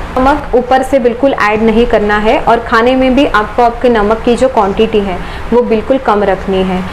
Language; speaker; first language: Hindi; non-native, local second language; Marathi